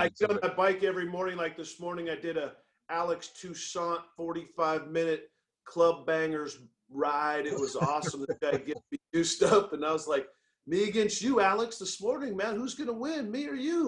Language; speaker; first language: English; native; English